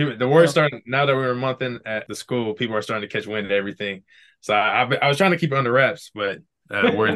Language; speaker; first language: English; native; English